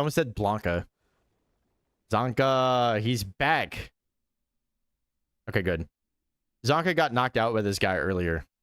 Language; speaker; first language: English; native; English